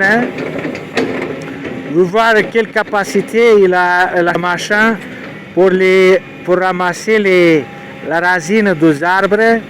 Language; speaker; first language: French; non-native, learner; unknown